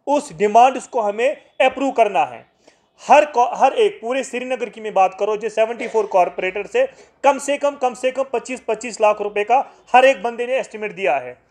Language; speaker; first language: Hindi; non-native, local second language; Kashmiri